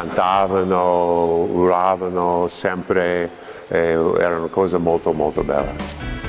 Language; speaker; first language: Italian; non-native, fluent; English